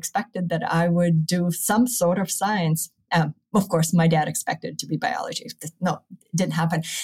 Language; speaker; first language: English; early bilingual, other home language; Russian